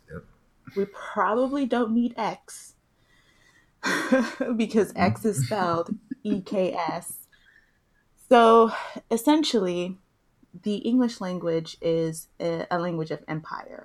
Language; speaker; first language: English; early bilingual, other home language; Yoruba